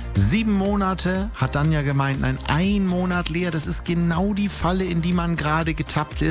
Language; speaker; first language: German; native; German